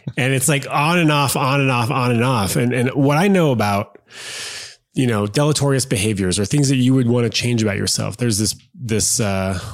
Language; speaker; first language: English; native; English